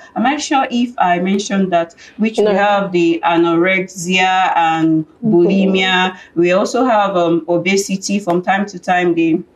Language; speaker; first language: English; non-native, local second language; Yoruba